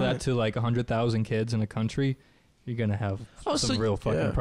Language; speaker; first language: English; native; English